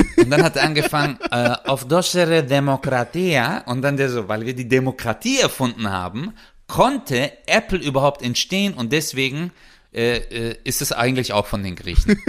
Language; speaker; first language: German; early bilingual, other home language; Turkish